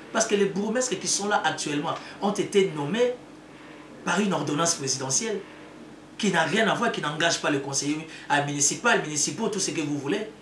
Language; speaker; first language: French; non-native, local second language; Lingala